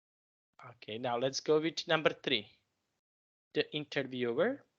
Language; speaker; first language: English; non-native, fluent; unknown